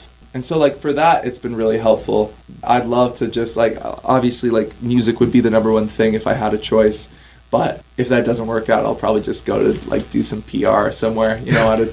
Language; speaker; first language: English; native; English